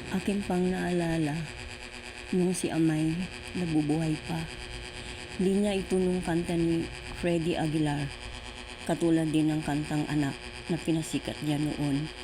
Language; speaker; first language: Filipino; non-native, local second language; Cebuano